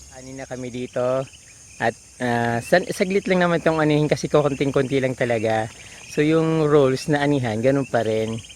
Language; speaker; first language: Filipino; non-native, local second language; Bikol